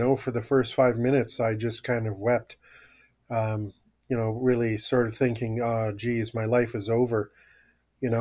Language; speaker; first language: English; native; English